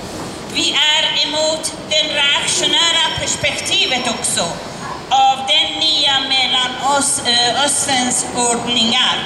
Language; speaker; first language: Swedish; non-native, learner; Persian